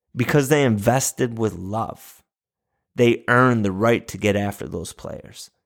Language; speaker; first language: English; native; English